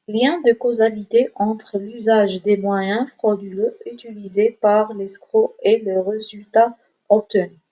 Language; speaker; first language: French; non-native, local second language; Arabic